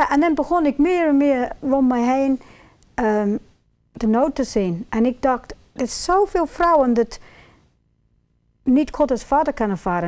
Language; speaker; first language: Dutch; non-native, fluent; English